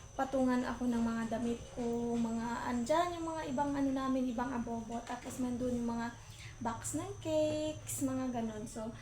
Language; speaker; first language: Filipino; non-native, local second language; Cebuano